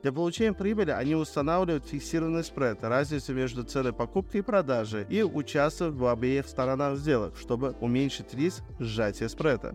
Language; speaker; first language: Russian; native; Russian